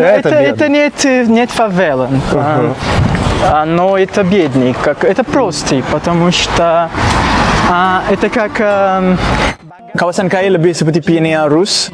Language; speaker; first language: Russian; non-native, learner; Portuguese